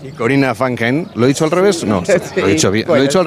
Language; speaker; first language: Spanish; native; Spanish